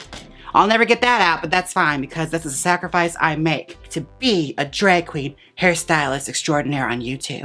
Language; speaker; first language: English; native; English